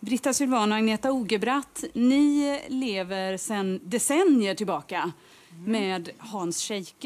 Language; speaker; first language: Swedish; native; Swedish